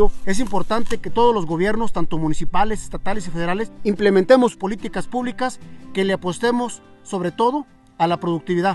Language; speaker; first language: Spanish; native; Spanish